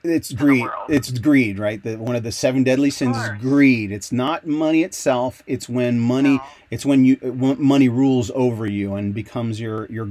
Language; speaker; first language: English; native; English